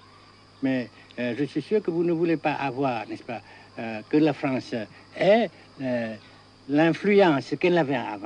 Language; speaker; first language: French; non-native, fluent; Vietnamese